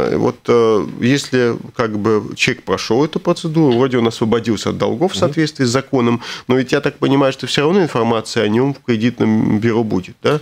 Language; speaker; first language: Russian; native; Russian